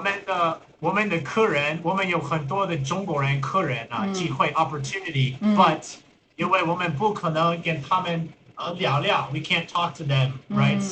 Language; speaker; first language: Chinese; non-native, learner; English